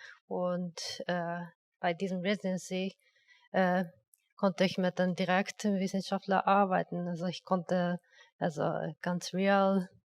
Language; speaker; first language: German; non-native, fluent; Japanese